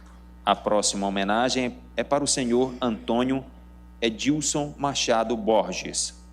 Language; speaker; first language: Portuguese; native; Portuguese